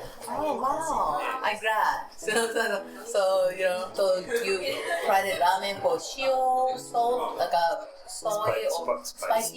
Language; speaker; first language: English; non-native, learner; Japanese